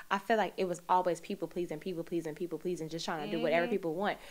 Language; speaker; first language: English; native; English